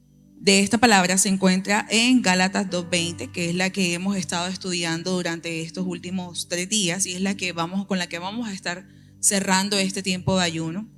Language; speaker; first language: Spanish; native; Spanish